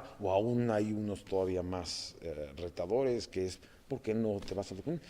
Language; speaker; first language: Spanish; native; Spanish